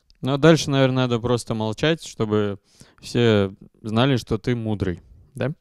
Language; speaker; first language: Russian; native; Russian